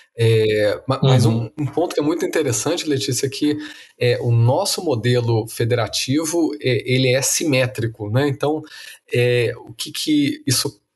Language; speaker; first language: Portuguese; native; Portuguese